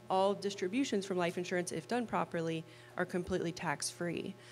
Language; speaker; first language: English; native; English